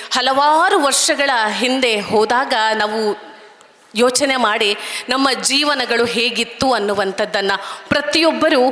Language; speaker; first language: Kannada; native; Kannada